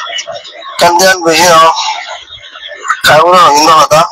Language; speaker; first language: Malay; non-native, learner; Rohingya